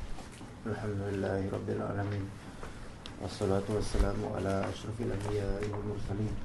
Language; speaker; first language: Arabic; non-native, fluent; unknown